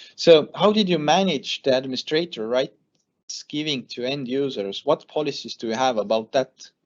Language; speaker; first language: English; non-native, fluent; Estonian